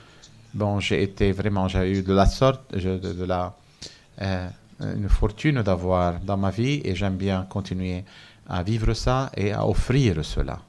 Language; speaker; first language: French; non-native, fluent; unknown